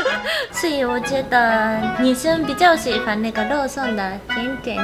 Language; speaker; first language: Chinese; non-native, fluent; Japanese